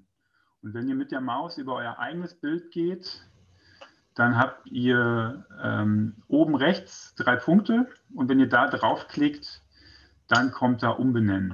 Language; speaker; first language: German; native; German